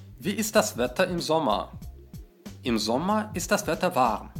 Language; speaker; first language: German; non-native, fluent; Russian